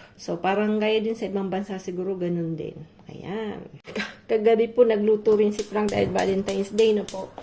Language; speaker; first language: Filipino; non-native, local second language; Bikol